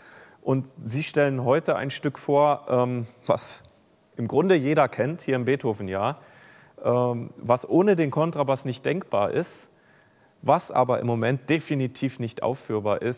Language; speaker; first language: German; native; German